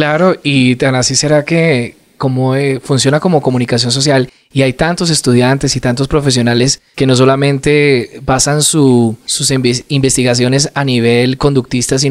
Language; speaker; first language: Spanish; native; Spanish